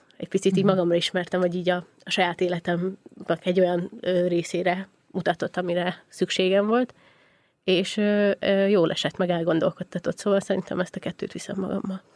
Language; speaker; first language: Hungarian; native; Hungarian